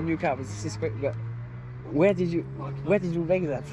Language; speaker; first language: English; non-native, fluent; French